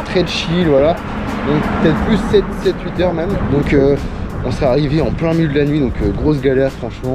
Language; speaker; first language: French; native; French